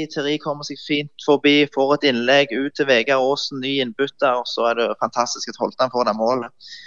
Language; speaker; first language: Norwegian; native; Norwegian